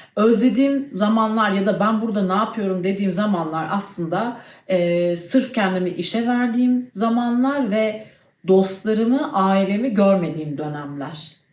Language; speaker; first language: Turkish; early bilingual, heritage; Turkish